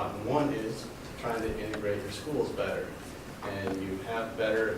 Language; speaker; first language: English; native; English